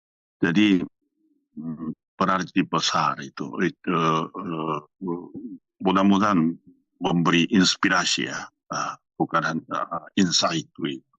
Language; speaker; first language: Indonesian; non-native, fluent; Korean